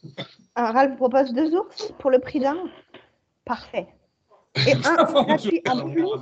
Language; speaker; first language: French; native; French